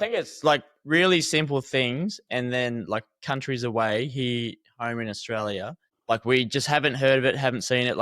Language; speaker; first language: English; native; English